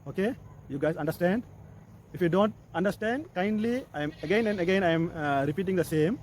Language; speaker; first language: English; non-native, local second language; Tamil